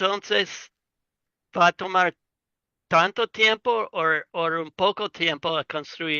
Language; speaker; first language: Spanish; non-native, learner; English